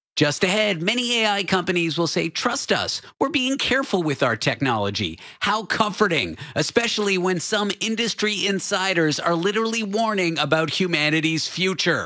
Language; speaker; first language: English; native; English